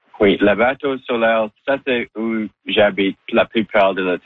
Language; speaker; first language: French; non-native, learner; English